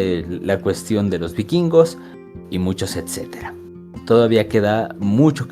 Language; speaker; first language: Spanish; native; Spanish